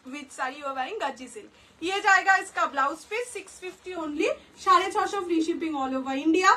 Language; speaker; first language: Hindi; non-native, local second language; Bangla